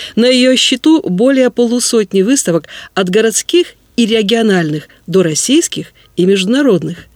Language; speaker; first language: Russian; native; Russian